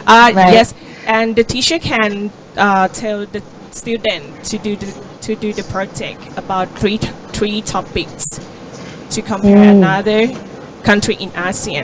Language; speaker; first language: English; non-native, learner; Thai